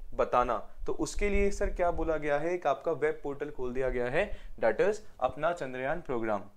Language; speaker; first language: Hindi; native; Hindi